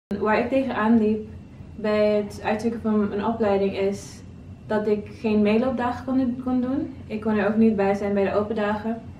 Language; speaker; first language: Dutch; non-native, local second language; Papiamento